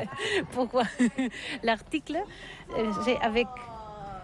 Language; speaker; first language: French; non-native, learner; Catalan